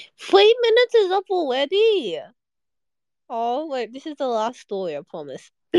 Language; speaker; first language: English; native; English